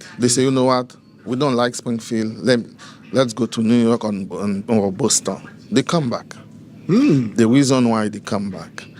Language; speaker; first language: English; non-native, learner; Haitian Creole